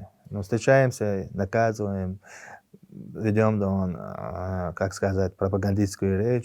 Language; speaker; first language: Russian; non-native, local second language; Chechen